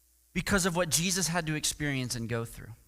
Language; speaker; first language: English; native; English